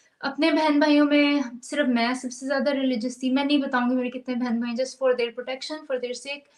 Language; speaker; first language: Urdu; native; Urdu